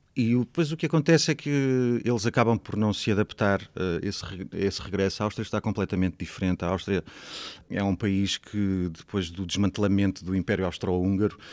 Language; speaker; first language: Portuguese; native; Portuguese